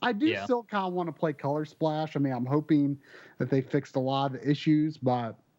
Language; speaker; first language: English; native; English